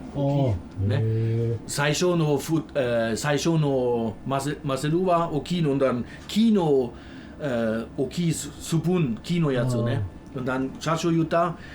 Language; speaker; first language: Japanese; non-native, learner; German